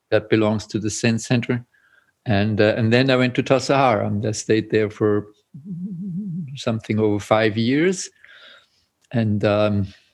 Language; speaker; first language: English; non-native, fluent; German